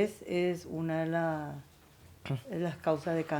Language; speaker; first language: Spanish; native; Spanish